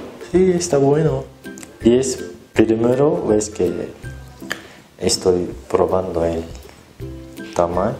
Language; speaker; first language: Spanish; non-native, learner; Turkish